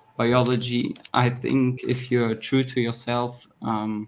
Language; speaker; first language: English; non-native, fluent; German